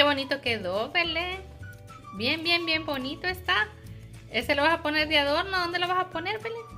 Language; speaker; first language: Spanish; native; Spanish